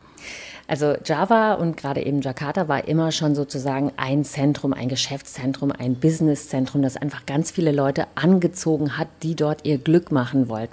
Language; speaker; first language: German; native; German